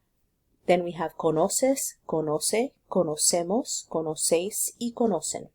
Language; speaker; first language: Spanish; non-native, fluent; English